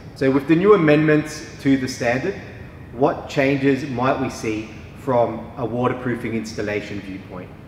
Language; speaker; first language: English; native; English